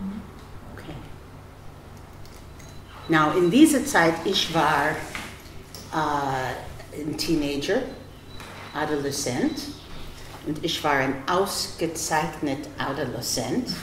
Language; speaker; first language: German; non-native, fluent; English